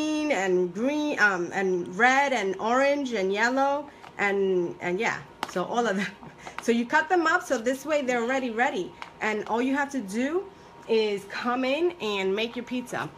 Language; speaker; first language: English; early bilingual, other home language; Spanish